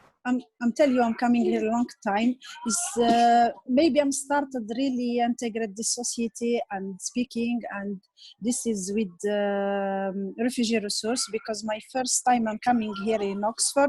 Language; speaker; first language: English; non-native, learner; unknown